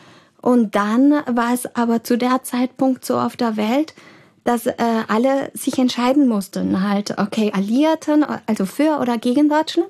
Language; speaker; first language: German; early bilingual, heritage; German